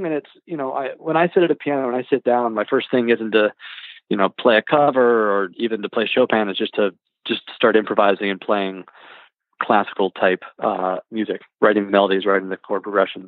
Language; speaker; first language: English; native; English